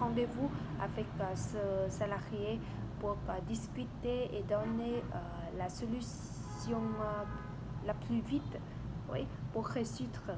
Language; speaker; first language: French; non-native, learner; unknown